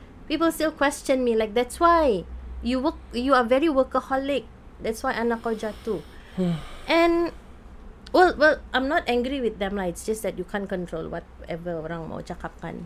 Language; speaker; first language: English; non-native, local second language; Malay